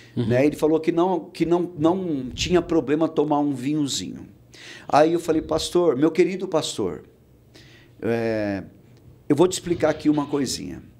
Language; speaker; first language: Portuguese; native; Portuguese